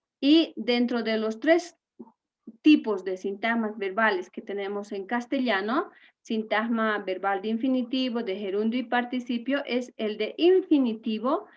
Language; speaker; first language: Spanish; native; Spanish